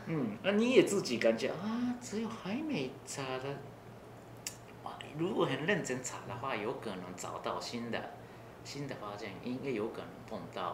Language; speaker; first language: Chinese; non-native, learner; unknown